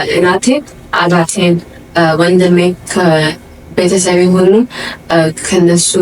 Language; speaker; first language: Amharic; early bilingual, other home language; English